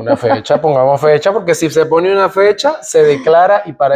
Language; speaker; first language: Spanish; native; Spanish